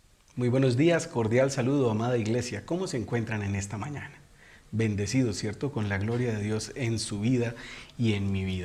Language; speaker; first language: Spanish; native; Spanish